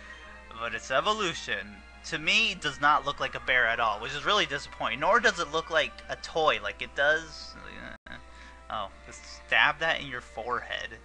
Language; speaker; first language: English; native; English